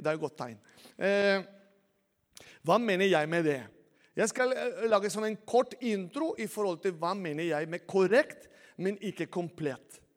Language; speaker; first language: Norwegian; non-native, fluent; Spanish